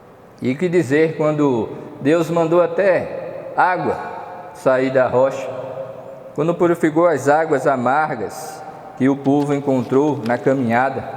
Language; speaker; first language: Portuguese; native; Portuguese